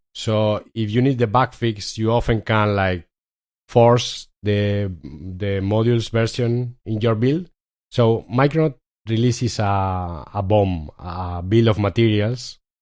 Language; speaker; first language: English; non-native, fluent; Spanish